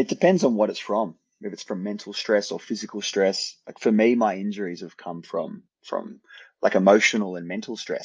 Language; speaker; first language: English; native; English